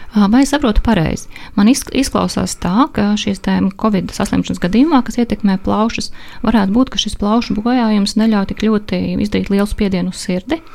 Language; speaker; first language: Latvian; native; Latvian